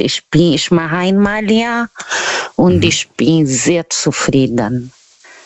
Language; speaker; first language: German; non-native, learner; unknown